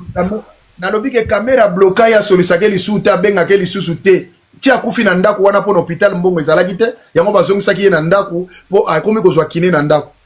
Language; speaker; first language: Lingala; non-native, local second language; Luba-Lulua